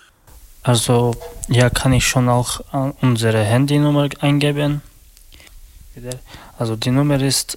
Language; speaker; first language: German; non-native, learner; Romany